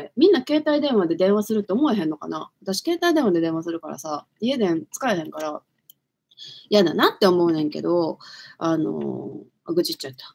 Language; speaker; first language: Japanese; native; Japanese